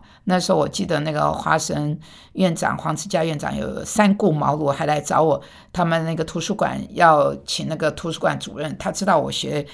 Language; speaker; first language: Chinese; non-native, fluent; Korean